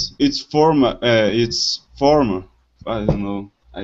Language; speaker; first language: English; non-native, learner; Portuguese